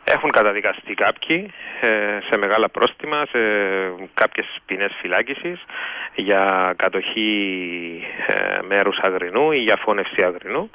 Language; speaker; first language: Greek; native; Greek